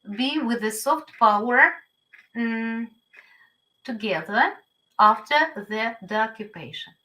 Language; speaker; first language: English; non-native, learner; Ukrainian